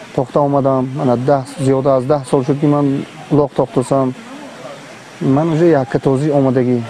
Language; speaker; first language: Tajik; native; Tajik